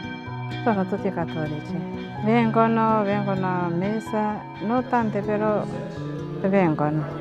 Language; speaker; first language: Italian; non-native, learner; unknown